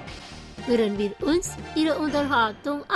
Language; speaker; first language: German; non-native, fluent; Indonesian